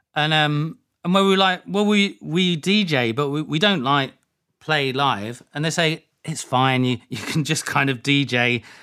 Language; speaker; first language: English; native; English